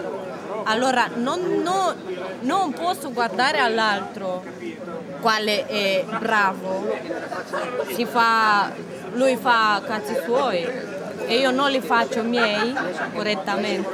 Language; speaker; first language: Italian; non-native, learner; Romanian